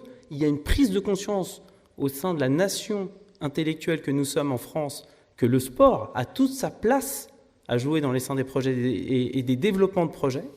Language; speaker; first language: French; native; French